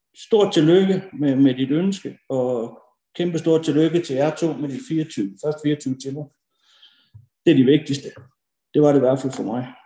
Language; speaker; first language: Danish; early bilingual, other home language; Norwegian